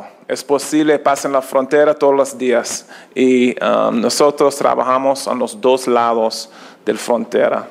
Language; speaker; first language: Spanish; non-native, learner; English